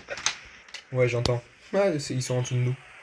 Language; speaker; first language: French; native; French